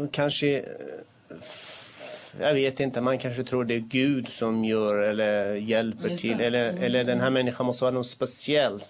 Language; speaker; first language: Swedish; non-native, fluent; Kurdish